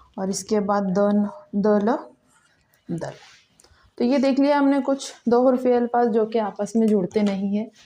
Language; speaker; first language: Hindi; native; Hindi